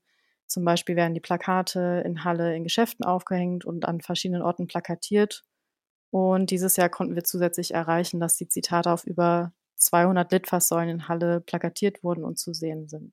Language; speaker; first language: German; native; German